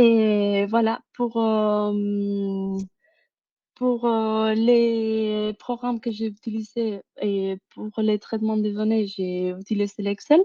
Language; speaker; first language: French; non-native, fluent; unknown